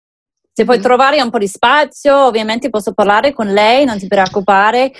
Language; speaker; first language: Italian; non-native, learner; English